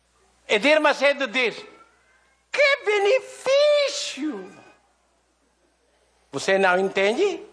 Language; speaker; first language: Portuguese; non-native, learner; Filipino